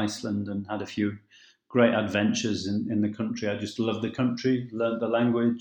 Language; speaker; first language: English; native; English